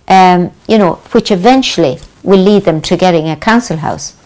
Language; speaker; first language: English; native; English